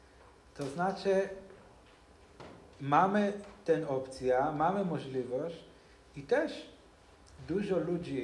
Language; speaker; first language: Polish; non-native, learner; Hebrew